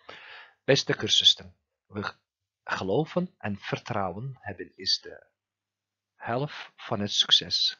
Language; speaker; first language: Dutch; non-native, fluent; Turkish